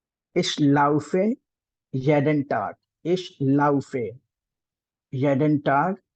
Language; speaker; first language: German; non-native, learner; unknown